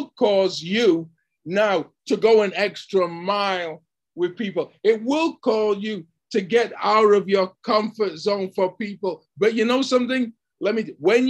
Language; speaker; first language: English; native; English